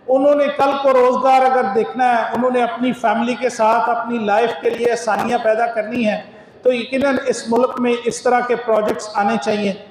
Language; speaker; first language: Urdu; native; Urdu